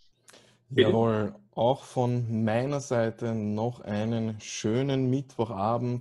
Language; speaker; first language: German; native; German